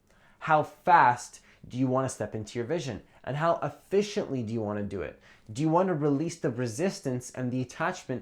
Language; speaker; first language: English; native; English